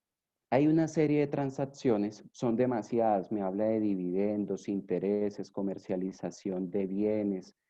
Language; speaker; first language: Spanish; native; Spanish